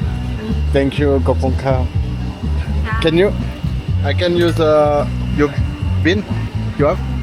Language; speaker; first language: English; non-native, learner; French